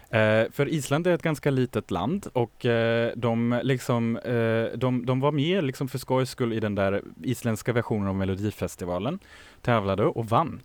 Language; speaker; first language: Swedish; non-native, fluent; German